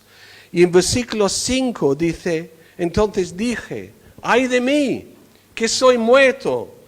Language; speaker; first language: Spanish; non-native, fluent; English